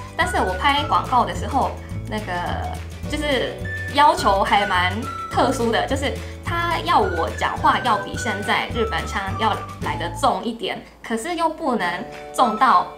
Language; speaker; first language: Chinese; non-native, fluent; Japanese